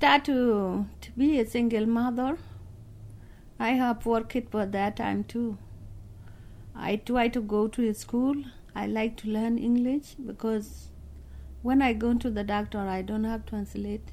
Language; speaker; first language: English; non-native, learner; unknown